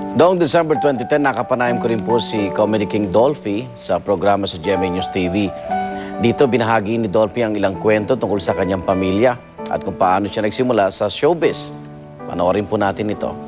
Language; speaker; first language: Filipino; native; Filipino